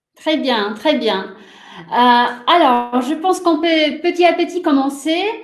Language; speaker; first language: French; non-native, fluent; Polish